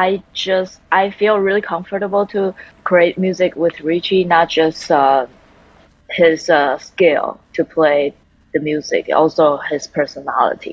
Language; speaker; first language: English; non-native, fluent; Chinese